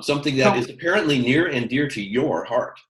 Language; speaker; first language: English; native; English